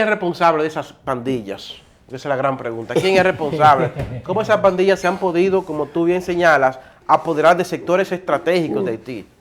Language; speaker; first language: Spanish; native; Spanish